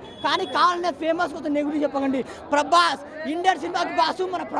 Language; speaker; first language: Telugu; native; Telugu